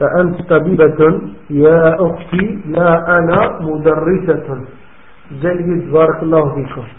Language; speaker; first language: Arabic; non-native, fluent; French